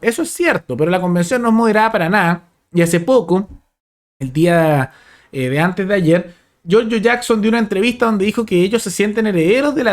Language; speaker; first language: Spanish; native; Spanish